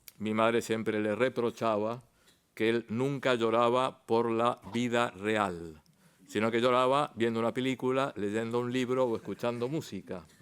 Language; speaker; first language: Spanish; native; Spanish